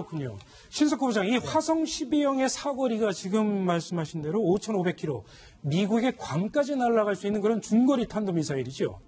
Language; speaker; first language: Korean; native; Korean